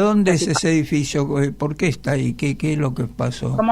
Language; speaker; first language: Spanish; native; Spanish